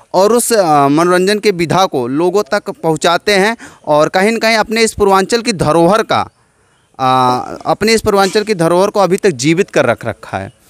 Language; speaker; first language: Hindi; native; Hindi